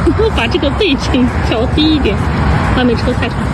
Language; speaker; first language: Chinese; native; Chinese